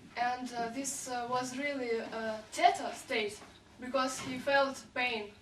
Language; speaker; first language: English; non-native, fluent; Russian